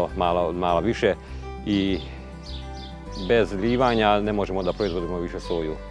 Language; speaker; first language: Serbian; non-native, local second language; Hungarian